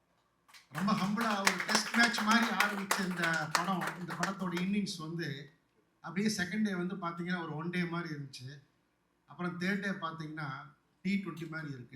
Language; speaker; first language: Tamil; native; Tamil